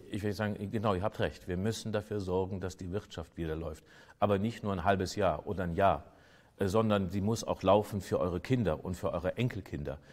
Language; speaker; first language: German; native; German